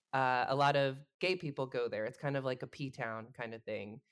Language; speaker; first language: English; native; English